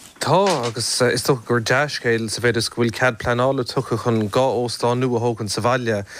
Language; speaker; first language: Irish; native; Irish